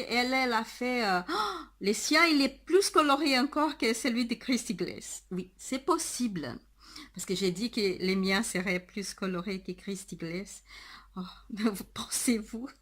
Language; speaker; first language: French; non-native, fluent; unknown